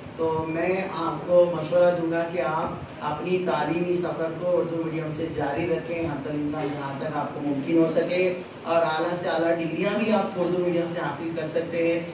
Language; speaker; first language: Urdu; native; Urdu